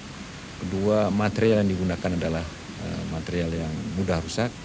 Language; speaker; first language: Indonesian; native; Indonesian